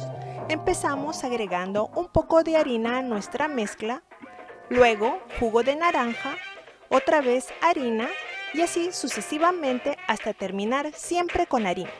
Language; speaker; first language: Spanish; native; Spanish